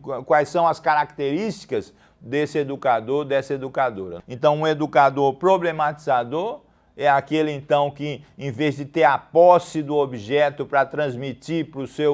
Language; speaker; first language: Portuguese; native; Portuguese